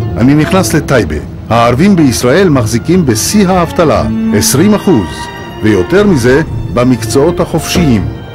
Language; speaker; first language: Hebrew; native; Hebrew